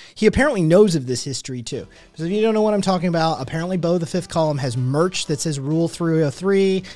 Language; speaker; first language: English; native; English